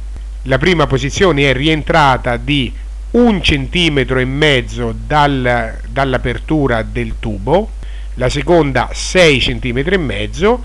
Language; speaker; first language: Italian; native; Italian